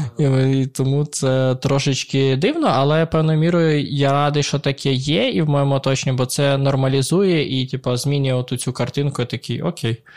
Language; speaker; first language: Ukrainian; native; Ukrainian